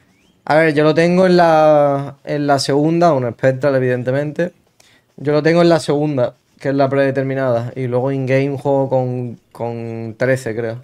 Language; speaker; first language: Spanish; native; Spanish